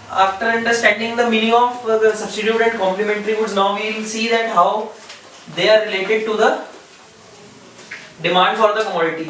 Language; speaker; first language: English; non-native, local second language; Hindi